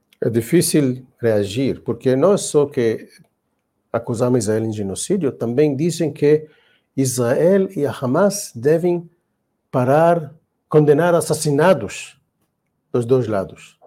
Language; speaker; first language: Portuguese; non-native, learner; Hebrew